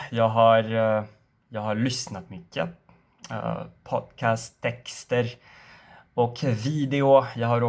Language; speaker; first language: Swedish; non-native, learner; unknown